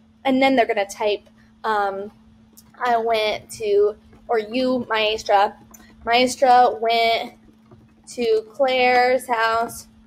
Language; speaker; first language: English; native; English